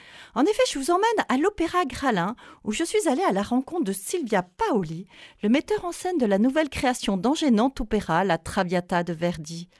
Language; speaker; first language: French; native; French